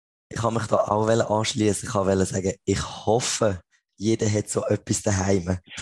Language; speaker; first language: German; native; German